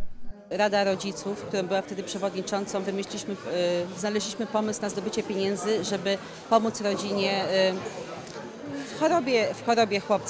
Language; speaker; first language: Polish; native; Polish